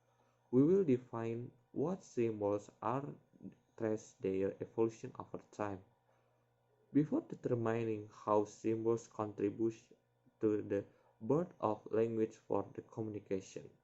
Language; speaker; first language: English; non-native, learner; Indonesian